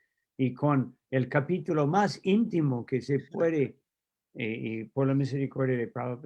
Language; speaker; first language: Spanish; non-native, fluent; English